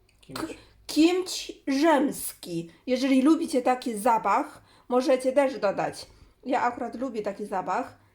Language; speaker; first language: Polish; non-native, learner; Chinese